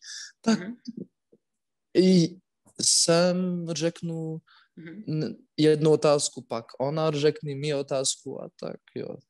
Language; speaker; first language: Czech; non-native, learner; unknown